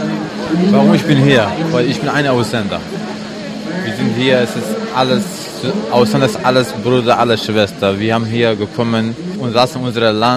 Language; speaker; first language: German; non-native, learner; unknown